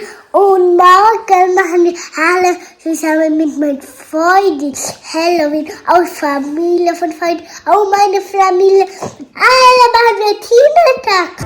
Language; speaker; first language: German; non-native, learner; Telugu